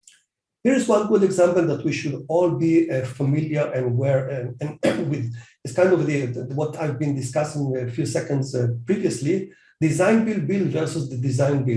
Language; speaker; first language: English; non-native, fluent; Hebrew